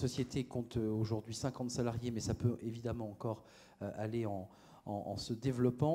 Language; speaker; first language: French; native; French